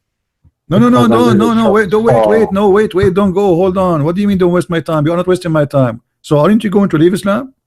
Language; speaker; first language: English; non-native, fluent; Arabic